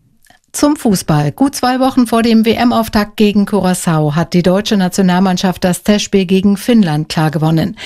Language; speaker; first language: German; native; German